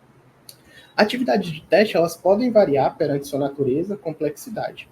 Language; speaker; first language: Portuguese; native; Portuguese